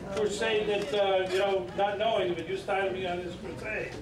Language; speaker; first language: English; native; English